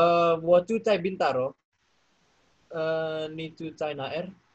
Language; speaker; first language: Chinese; non-native, learner; Indonesian